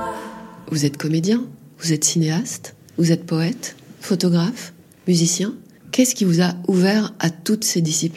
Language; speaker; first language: French; native; French